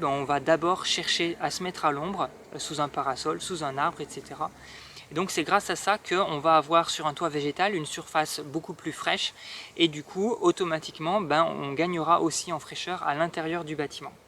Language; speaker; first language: French; native; French